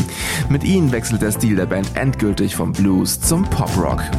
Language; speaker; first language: German; native; German